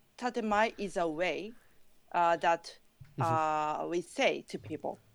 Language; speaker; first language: English; non-native, learner; Japanese